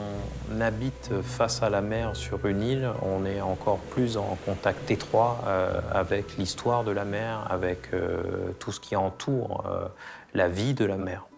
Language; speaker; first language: French; native; French